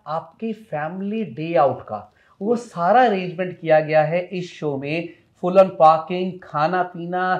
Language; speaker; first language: Hindi; native; Hindi